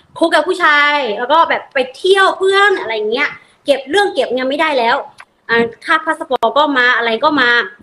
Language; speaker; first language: Thai; non-native, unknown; Burmese